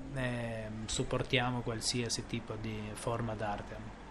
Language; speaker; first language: Italian; non-native, fluent; Albanian